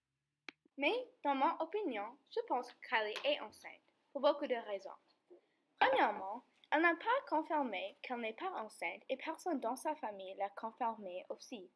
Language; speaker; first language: French; non-native, learner; English